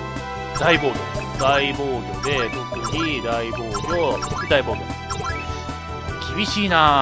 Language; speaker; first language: Japanese; native; Japanese